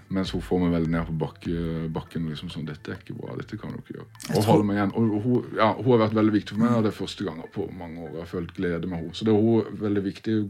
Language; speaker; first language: Norwegian; native; Norwegian